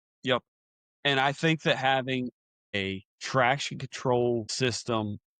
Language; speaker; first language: English; native; English